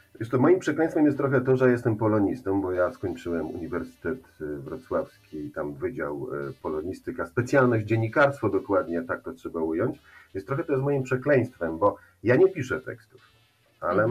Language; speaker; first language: Polish; native; Polish